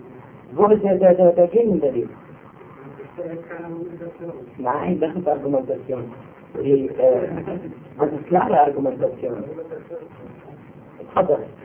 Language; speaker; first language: German; non-native, fluent; Arabic